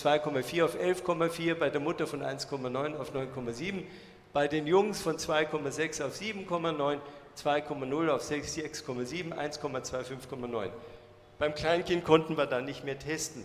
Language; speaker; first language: German; native; German